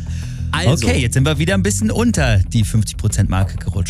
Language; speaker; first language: German; native; German